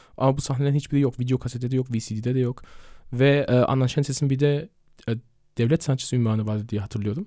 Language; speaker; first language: Turkish; early bilingual, heritage; Turkish